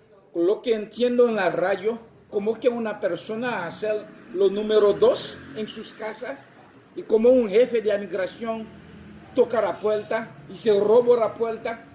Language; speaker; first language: Spanish; non-native, local second language; Haitian Creole